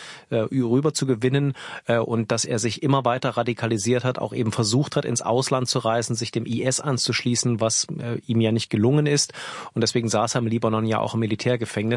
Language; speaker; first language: German; native; German